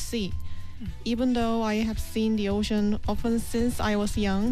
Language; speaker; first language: English; non-native, fluent; Korean